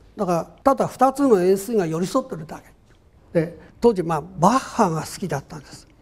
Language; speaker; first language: Japanese; native; Japanese